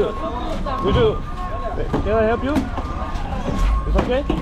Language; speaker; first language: English; non-native, learner; Korean